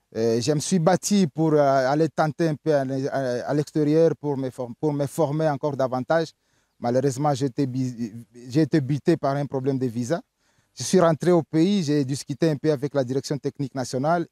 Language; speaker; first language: French; non-native, local second language; Swahili